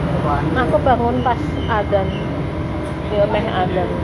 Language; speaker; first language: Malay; non-native, local second language; Javanese